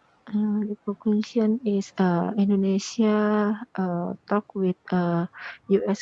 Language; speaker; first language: English; non-native, learner; Indonesian